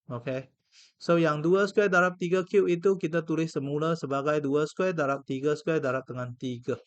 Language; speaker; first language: Malay; non-native, local second language; Chinese